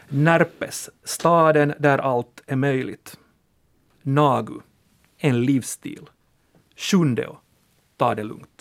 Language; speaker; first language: Swedish; native; Swedish